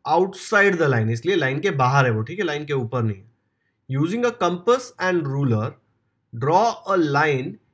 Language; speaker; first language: Hindi; non-native, local second language; Marathi